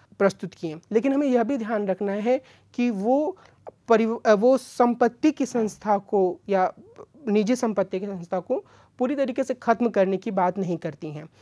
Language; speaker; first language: Hindi; native; Hindi